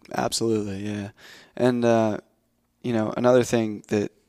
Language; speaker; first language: English; native; English